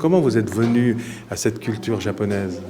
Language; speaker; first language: French; native; French